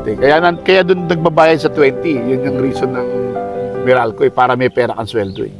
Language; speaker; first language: Filipino; native; Filipino